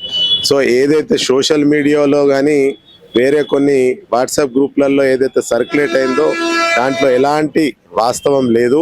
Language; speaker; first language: Telugu; native; Telugu